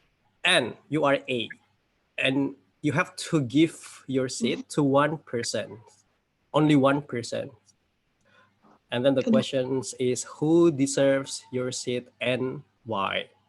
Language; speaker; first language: English; non-native, fluent; Indonesian